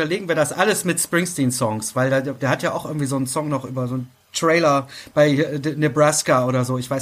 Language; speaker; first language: German; native; German